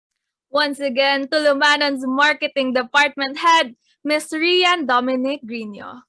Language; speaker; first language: English; non-native, local second language; Filipino